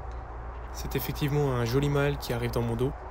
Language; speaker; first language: French; native; French